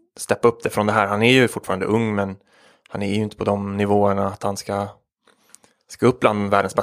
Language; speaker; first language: Swedish; native; Swedish